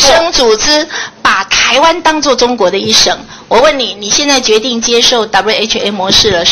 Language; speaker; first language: Chinese; native; Chinese